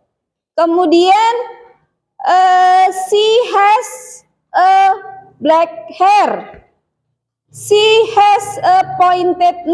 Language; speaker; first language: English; non-native, fluent; Indonesian